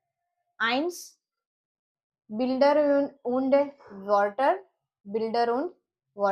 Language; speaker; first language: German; non-native, learner; Gujarati